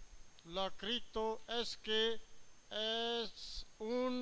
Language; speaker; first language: Spanish; non-native, learner; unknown